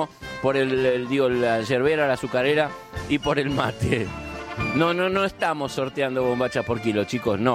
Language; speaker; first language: Spanish; native; Spanish